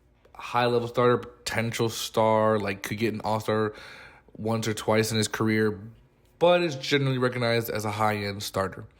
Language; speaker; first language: English; native; English